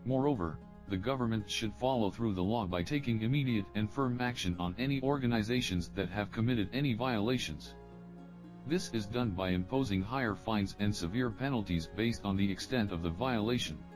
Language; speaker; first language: English; non-native, learner; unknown